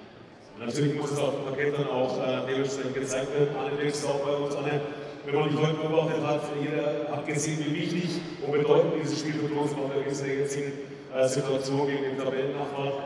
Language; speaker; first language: German; native; German